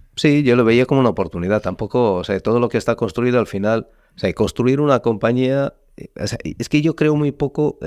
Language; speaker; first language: Spanish; non-native, fluent; Italian